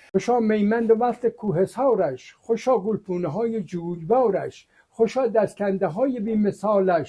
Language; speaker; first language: Persian; native; Persian